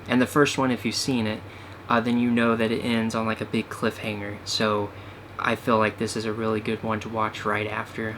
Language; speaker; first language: English; native; English